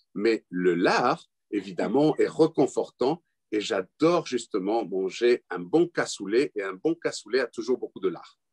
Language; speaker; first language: French; non-native, fluent; Spanish